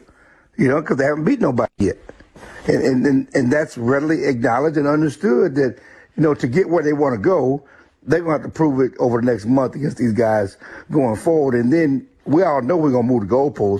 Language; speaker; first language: English; native; English